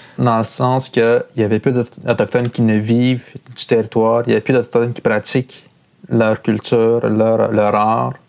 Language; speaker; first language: French; non-native, local second language; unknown